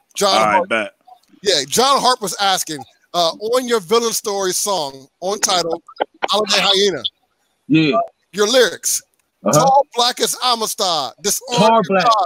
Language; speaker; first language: English; native; English